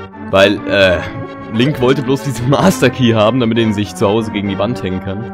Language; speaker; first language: German; native; German